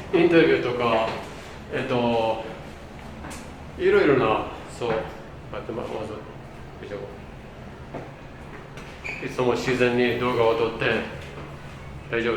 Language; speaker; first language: Japanese; non-native, fluent; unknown